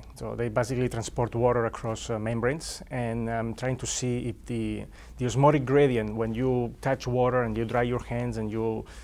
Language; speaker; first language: English; non-native, fluent; Spanish